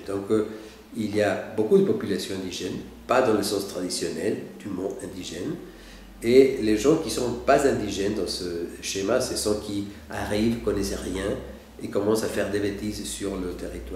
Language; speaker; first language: French; non-native, fluent; Spanish